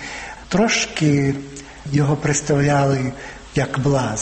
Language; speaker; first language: Ukrainian; non-native, fluent; Finnish